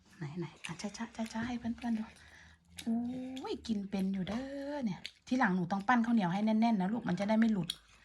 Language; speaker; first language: Thai; native; Thai